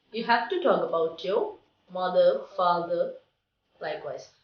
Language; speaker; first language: English; non-native, local second language; Sinhala